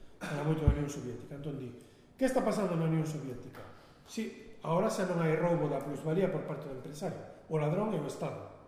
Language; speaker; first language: Galician; non-native, local second language; Spanish